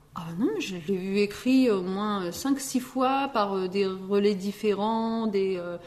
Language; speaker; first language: French; early bilingual, other home language; Riffian